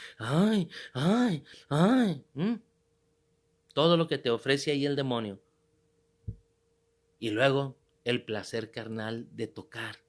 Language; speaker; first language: Spanish; native; Spanish